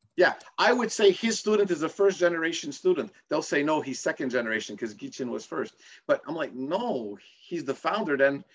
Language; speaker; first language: English; native; English